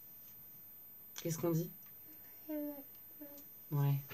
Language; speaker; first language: French; native; French